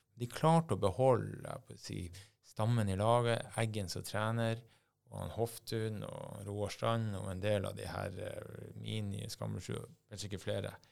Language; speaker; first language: Norwegian; native; Norwegian